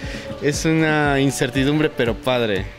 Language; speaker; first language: Spanish; native; Spanish